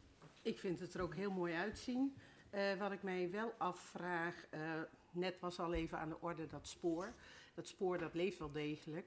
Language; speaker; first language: Dutch; native; Dutch